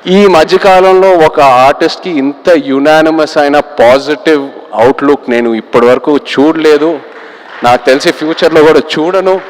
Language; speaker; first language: Telugu; native; Telugu